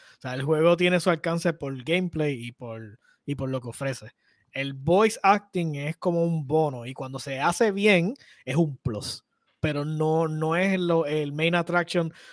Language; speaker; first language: Spanish; native; Spanish